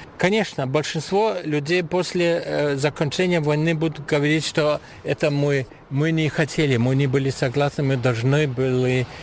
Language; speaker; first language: Russian; non-native, fluent; German